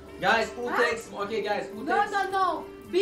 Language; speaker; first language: English; non-native, fluent; French